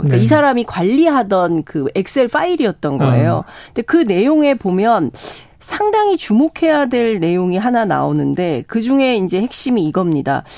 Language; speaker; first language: Korean; native; Korean